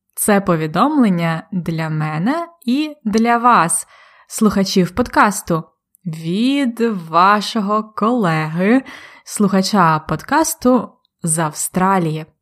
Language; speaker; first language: Ukrainian; native; Ukrainian